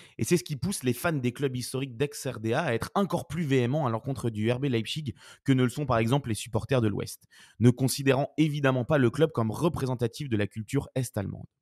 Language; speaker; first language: French; native; French